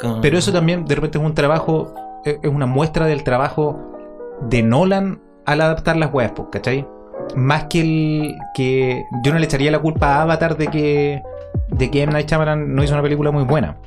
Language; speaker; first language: Spanish; native; Spanish